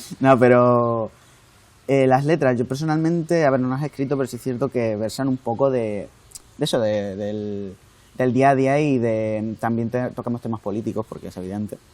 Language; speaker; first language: Spanish; native; Spanish